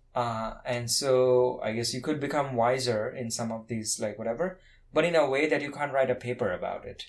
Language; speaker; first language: English; non-native, local second language; Bangla